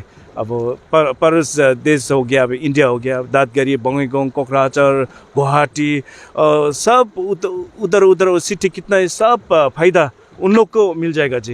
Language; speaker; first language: Hindi; non-native, fluent; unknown